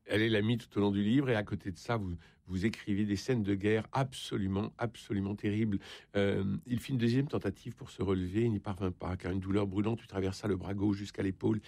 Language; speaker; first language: French; native; French